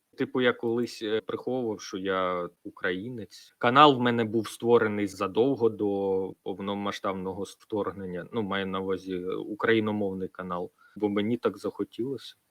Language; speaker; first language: Ukrainian; non-native, local second language; Russian